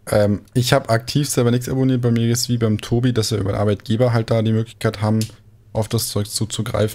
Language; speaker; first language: German; native; German